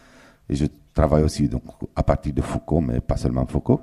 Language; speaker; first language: French; non-native, fluent; Romanian